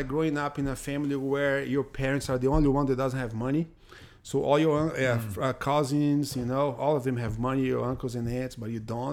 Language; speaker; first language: English; non-native, fluent; Portuguese